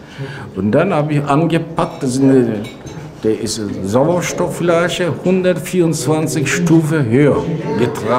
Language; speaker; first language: German; non-native, learner; Turkish